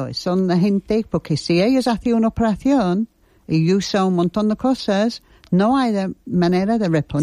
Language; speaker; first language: Spanish; non-native, learner; English